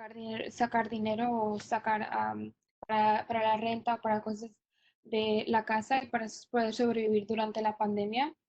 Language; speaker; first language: Spanish; non-native, fluent; English